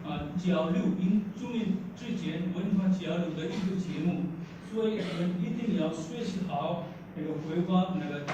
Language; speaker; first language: Chinese; non-native, learner; Hindi